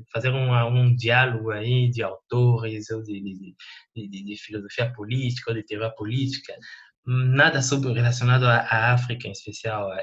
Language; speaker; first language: Portuguese; non-native, fluent; French